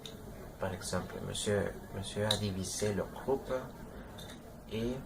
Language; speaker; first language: French; non-native, learner; Spanish